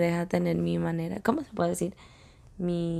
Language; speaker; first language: Spanish; early bilingual, heritage; Spanish